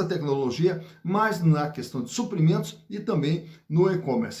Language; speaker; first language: Portuguese; native; Portuguese